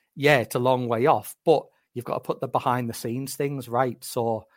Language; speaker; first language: English; native; English